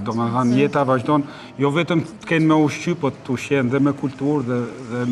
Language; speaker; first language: Albanian; native; Albanian